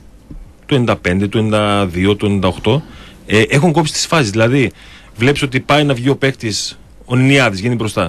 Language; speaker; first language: Greek; native; Greek